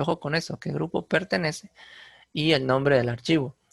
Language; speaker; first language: Spanish; native; Spanish